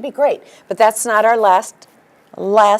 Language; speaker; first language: English; native; English